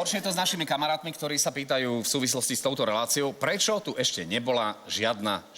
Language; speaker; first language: Slovak; native; Slovak